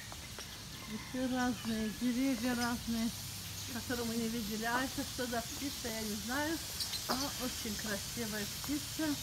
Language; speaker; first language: Russian; non-native, fluent; Azerbaijani